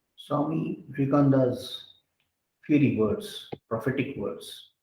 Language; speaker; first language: English; non-native, local second language; Hindi